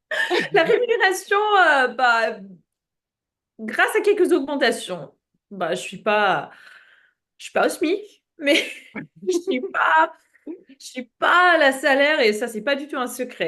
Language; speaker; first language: French; non-native, fluent; English